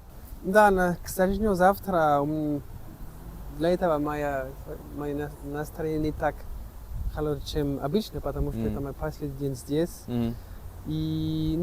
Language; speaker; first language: Russian; non-native, learner; French